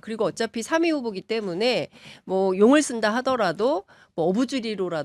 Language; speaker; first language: Korean; native; Korean